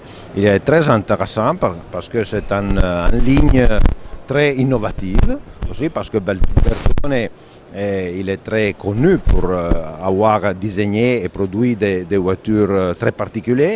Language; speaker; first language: French; non-native, fluent; Italian